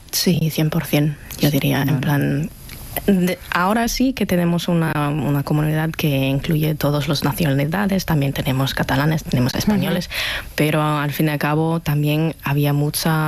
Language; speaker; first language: Spanish; non-native, fluent; German